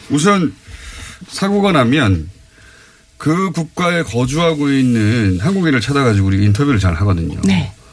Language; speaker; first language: Korean; native; Korean